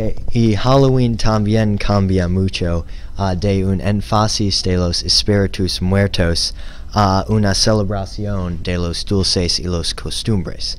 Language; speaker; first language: Spanish; non-native, learner; English